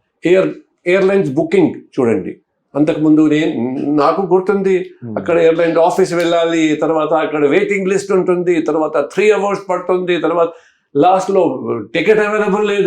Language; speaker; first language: Telugu; non-native, fluent; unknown